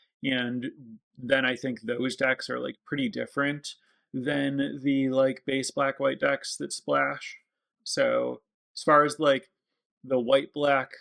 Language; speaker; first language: English; native; English